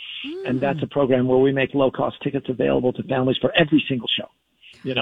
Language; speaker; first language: English; native; English